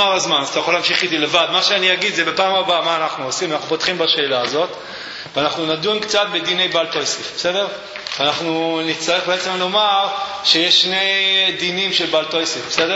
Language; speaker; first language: Hebrew; native; Hebrew